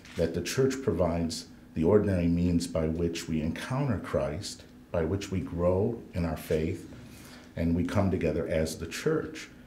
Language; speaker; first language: English; native; English